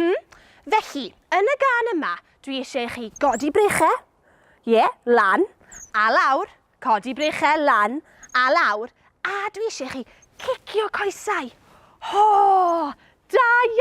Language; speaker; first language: Welsh; native; Welsh